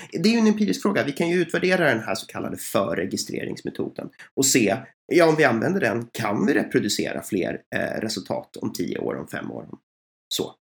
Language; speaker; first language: Swedish; native; Swedish